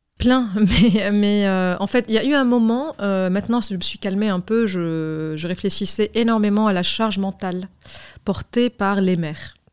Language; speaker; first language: French; non-native, local second language; Arabic